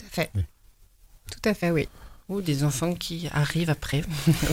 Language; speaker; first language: French; native; French